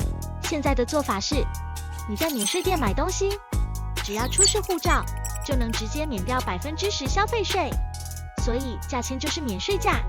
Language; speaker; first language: Chinese; native; Chinese